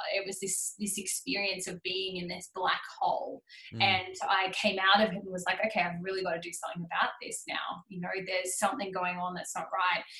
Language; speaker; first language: English; native; English